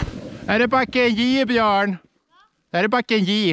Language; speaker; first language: Swedish; native; Swedish